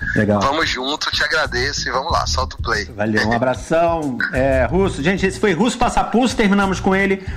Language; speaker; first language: Portuguese; native; Portuguese